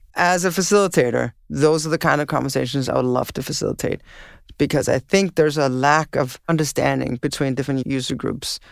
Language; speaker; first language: English; non-native, fluent; Danish